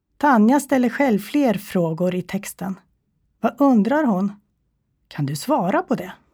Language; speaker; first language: Swedish; native; Swedish